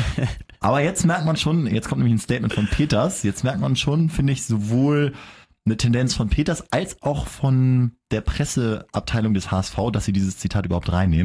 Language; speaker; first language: German; native; German